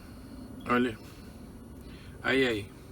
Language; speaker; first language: Portuguese; non-native, fluent; Spanish